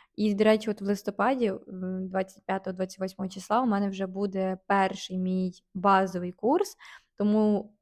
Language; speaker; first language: Ukrainian; native; Ukrainian